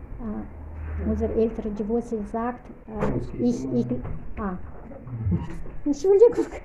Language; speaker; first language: German; non-native, fluent; Russian